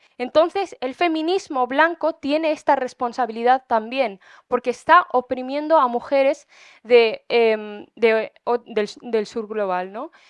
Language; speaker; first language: Spanish; early bilingual, other home language; Arabic